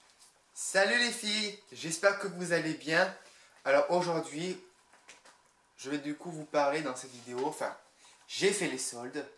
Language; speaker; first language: French; native; French